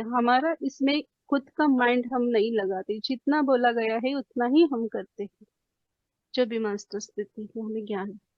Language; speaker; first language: Hindi; non-native, local second language; Marathi